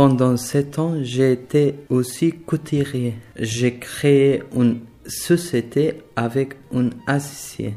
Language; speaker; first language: French; non-native, learner; Persian